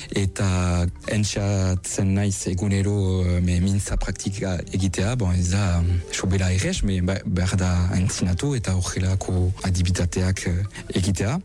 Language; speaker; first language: Basque; non-native, local second language; French